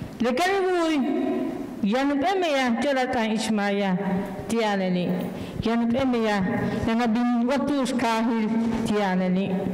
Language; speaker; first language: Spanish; non-native, local second language; Yucateco